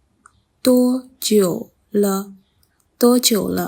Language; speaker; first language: Chinese; non-native, fluent; Khmer